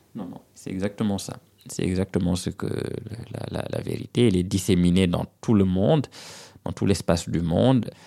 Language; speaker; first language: French; non-native, local second language; Serer